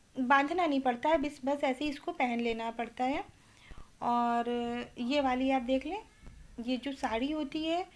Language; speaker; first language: Hindi; native; Hindi